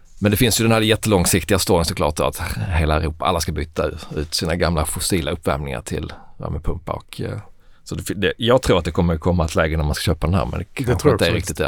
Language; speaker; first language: Swedish; native; Swedish